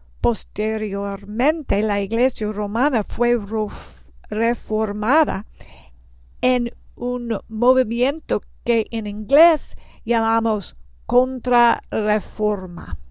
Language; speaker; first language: Spanish; non-native, learner; English